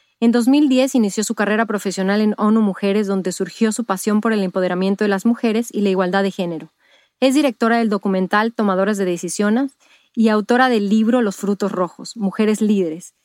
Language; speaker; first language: Spanish; native; Spanish